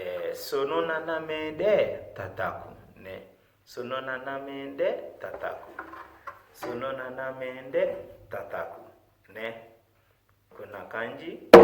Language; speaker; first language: Japanese; non-native, fluent; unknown